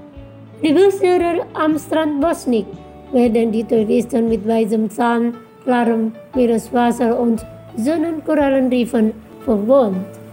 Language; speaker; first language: German; non-native, fluent; Indonesian